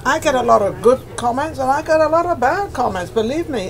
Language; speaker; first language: English; native; English